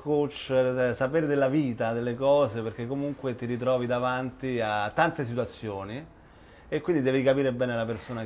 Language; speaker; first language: Italian; native; Italian